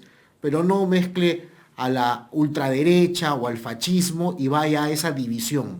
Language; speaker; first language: Spanish; native; Spanish